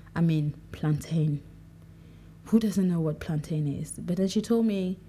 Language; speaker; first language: English; non-native, local second language; French